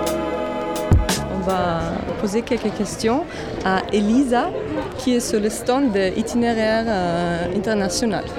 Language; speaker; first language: French; non-native, learner; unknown